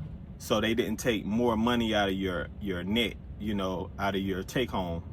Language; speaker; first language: English; native; English